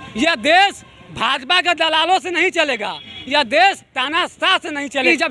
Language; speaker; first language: Hindi; native; Hindi